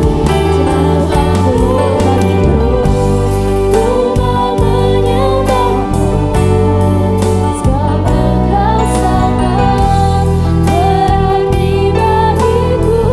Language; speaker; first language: Indonesian; native; Indonesian